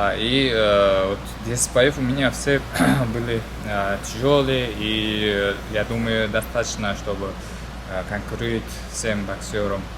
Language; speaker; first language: Russian; non-native, learner; Uzbek